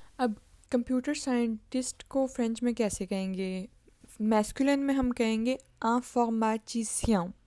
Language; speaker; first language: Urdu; native; Urdu